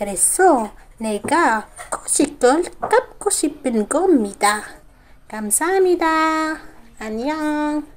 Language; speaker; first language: Korean; non-native, learner; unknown